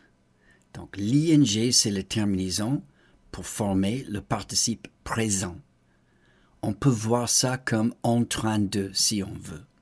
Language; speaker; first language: French; non-native, fluent; English